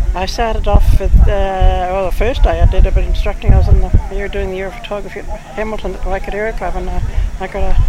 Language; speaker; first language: English; native; English